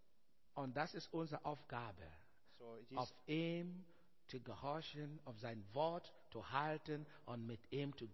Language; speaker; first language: German; non-native, learner; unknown